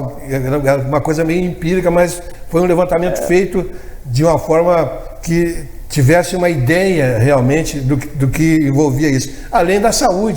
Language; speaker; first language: Portuguese; native; Portuguese